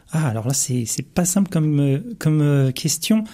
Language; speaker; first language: French; native; French